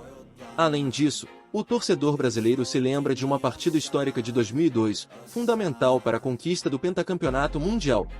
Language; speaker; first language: Portuguese; native; Portuguese